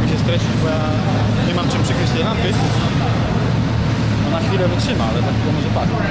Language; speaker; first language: Polish; native; Polish